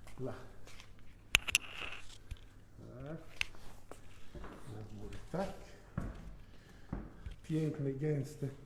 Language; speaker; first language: Polish; non-native, fluent; Italian